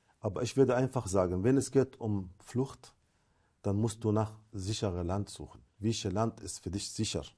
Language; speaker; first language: German; non-native, fluent; Arabic